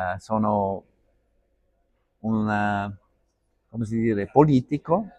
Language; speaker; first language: Italian; non-native, learner; Arabic